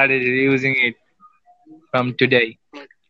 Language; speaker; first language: English; non-native, local second language; Nepali